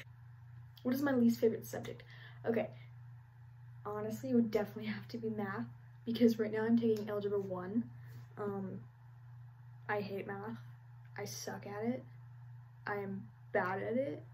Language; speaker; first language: English; native; English